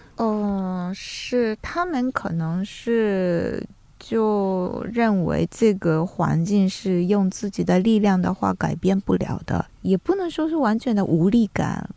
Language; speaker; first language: Chinese; non-native, fluent; Japanese